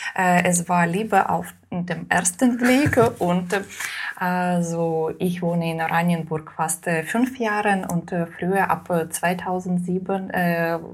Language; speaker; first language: German; non-native, fluent; Russian